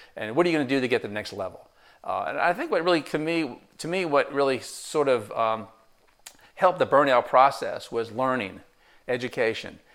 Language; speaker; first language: English; native; English